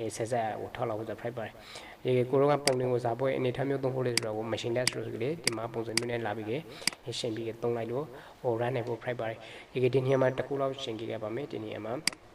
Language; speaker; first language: Burmese; native; Burmese